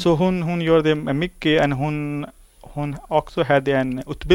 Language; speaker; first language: Swedish; non-native, learner; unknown